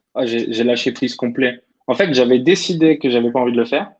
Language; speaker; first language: French; native; French